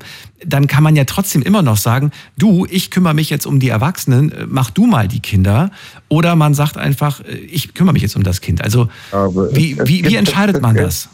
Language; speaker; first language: German; native; German